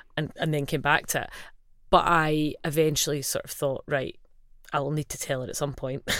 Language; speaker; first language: English; native; English